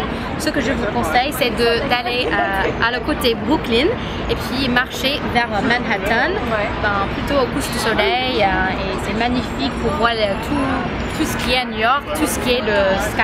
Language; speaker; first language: French; non-native, fluent; English